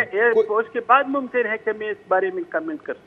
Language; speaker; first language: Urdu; non-native, fluent; Pashto